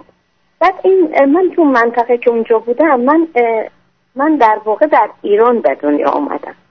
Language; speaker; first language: Persian; non-native, fluent; French